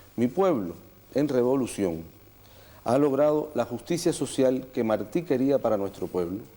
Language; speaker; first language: Spanish; native; Spanish